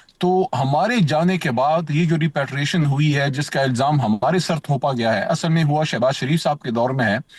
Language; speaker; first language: Urdu; non-native, local second language; Pashto